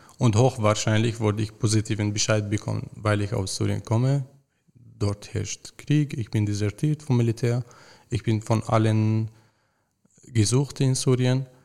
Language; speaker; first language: German; non-native, fluent; Arabic